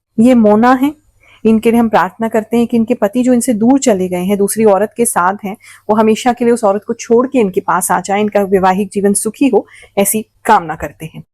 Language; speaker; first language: Hindi; native; Hindi